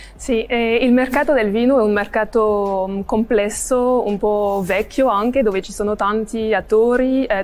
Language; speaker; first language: Italian; non-native, fluent; French